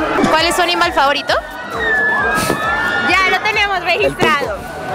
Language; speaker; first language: Spanish; native; Spanish